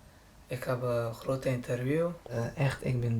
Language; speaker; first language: Dutch; non-native, learner; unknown